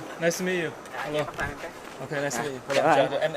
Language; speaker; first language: English; early bilingual, other home language; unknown